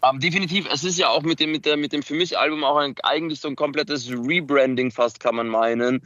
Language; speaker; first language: German; early bilingual, other home language; Macedonian